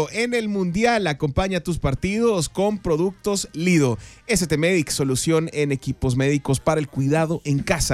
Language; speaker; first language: Spanish; native; Spanish